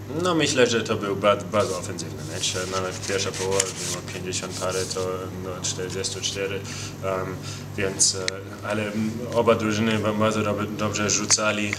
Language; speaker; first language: Polish; early bilingual, heritage; Polish